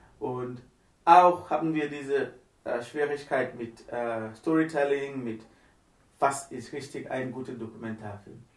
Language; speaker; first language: German; non-native, learner; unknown